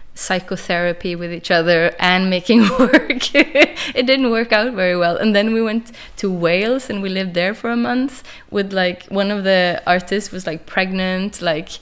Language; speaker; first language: English; non-native, fluent; Norwegian